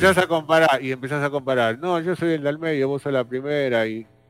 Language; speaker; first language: Spanish; native; Spanish